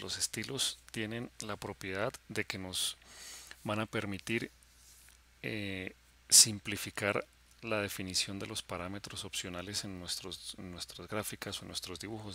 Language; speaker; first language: Spanish; native; Spanish